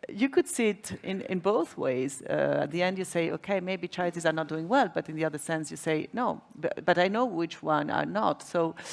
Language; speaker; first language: English; non-native, fluent; Spanish